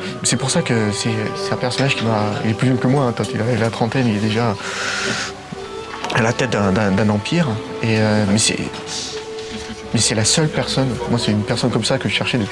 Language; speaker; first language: French; native; French